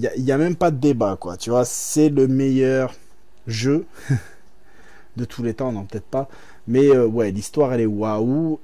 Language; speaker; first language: French; native; French